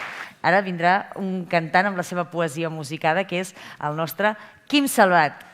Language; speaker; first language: Catalan; native; Catalan